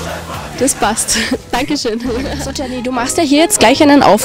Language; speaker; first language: German; native; German